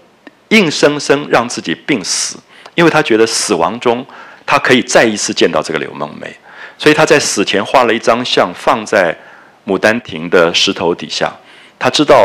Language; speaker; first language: Chinese; native; Chinese